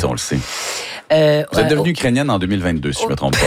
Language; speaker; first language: French; native; French